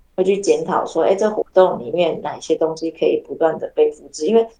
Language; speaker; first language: Chinese; native; Chinese